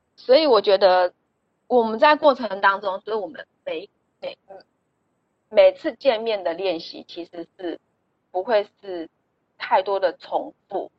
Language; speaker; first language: Chinese; native; Chinese